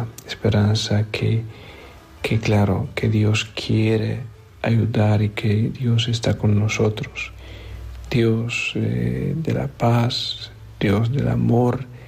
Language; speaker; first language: Spanish; non-native, fluent; Polish